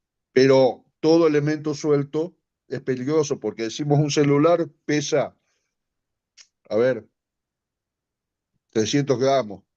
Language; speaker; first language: Spanish; native; Spanish